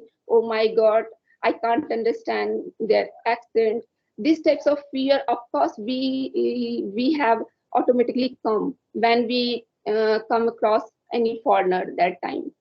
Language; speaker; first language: English; non-native, learner; Hindi